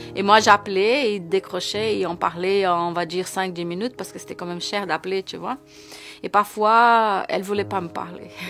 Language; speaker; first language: French; non-native, fluent; Portuguese